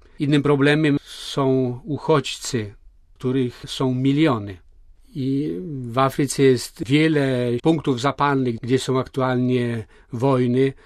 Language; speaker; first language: Polish; native; Polish